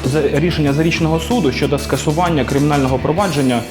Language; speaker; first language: Ukrainian; native; Ukrainian